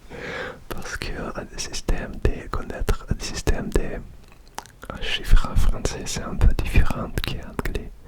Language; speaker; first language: French; non-native, learner; Russian